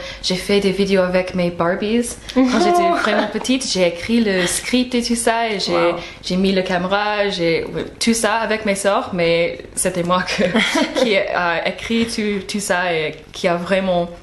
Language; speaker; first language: French; non-native, fluent; English